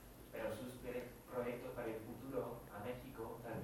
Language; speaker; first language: Spanish; non-native, fluent; English